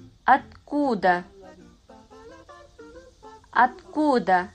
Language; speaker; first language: Russian; non-native, fluent; Kazakh